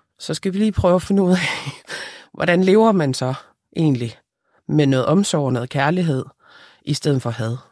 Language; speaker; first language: Danish; early bilingual, other home language; Lithuanian